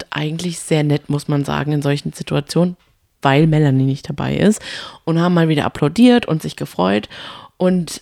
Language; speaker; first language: German; native; German